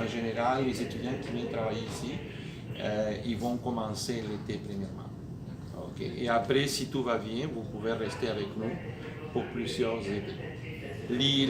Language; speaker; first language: French; native; French